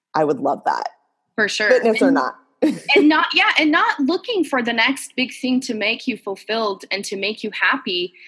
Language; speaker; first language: English; non-native, fluent; Portuguese